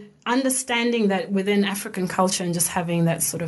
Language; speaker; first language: English; non-native, local second language; Shona